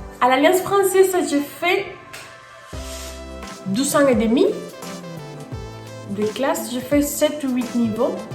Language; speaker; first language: French; non-native, fluent; Spanish